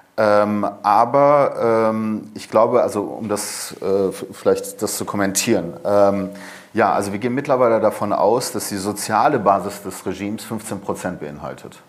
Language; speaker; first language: German; early bilingual, other home language; Persian